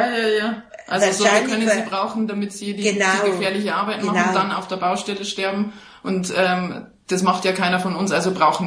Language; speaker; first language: German; native; German